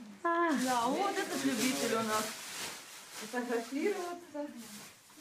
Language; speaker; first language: Russian; native; Russian